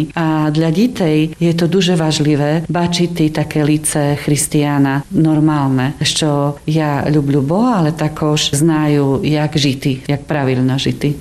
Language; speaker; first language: Ukrainian; non-native, local second language; Rusyn